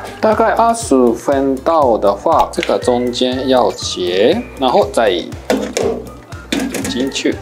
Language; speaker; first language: Chinese; non-native, fluent; Japanese